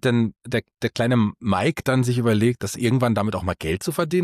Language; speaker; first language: German; native; German